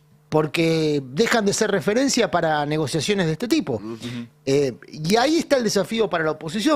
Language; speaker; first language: Spanish; native; Spanish